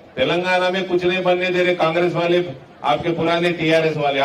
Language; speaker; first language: Hindi; non-native, local second language; Telugu